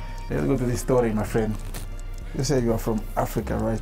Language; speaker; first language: English; non-native, learner; French